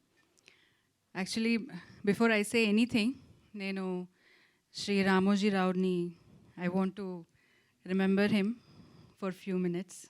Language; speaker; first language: Telugu; non-native, local second language; Kannada